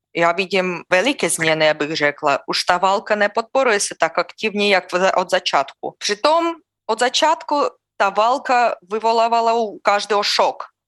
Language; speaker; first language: Czech; non-native, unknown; Russian